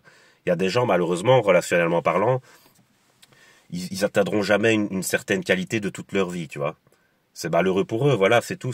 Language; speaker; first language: French; native; French